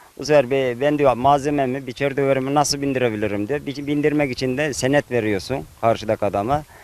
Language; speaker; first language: Turkish; native; Turkish